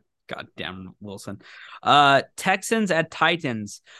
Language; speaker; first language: English; native; English